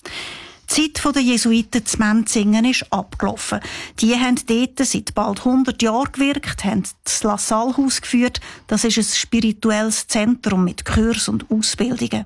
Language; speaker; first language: German; native; German